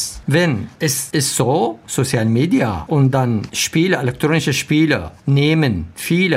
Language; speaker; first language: German; non-native, learner; Arabic